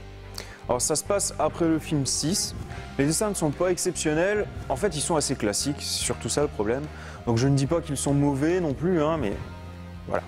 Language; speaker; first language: French; native; French